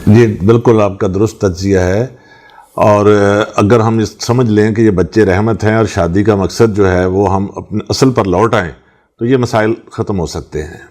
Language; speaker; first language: Urdu; native; Urdu